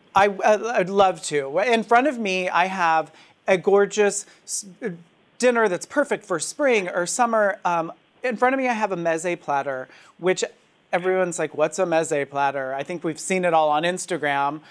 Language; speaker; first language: English; native; English